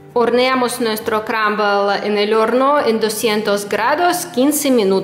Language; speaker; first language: Spanish; non-native, fluent; Russian